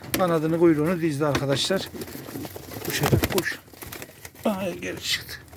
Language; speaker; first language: Turkish; native; Turkish